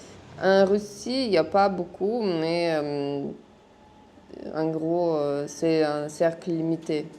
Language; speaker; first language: French; non-native, fluent; Russian